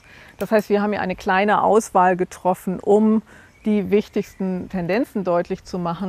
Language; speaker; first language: German; native; German